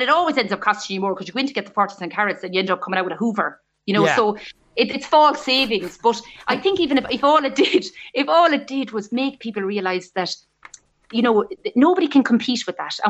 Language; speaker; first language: English; native; English